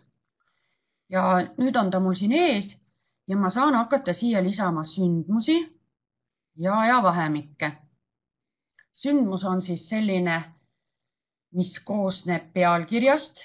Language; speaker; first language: Estonian; native; Estonian